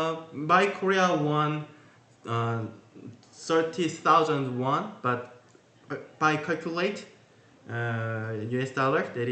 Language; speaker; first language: English; non-native, learner; Korean